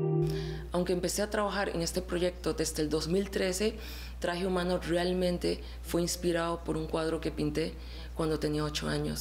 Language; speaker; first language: Spanish; early bilingual, other home language; Chinese